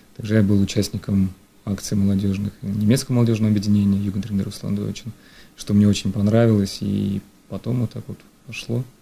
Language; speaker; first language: Russian; native; Russian